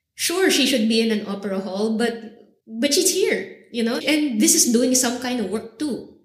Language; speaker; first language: English; native; English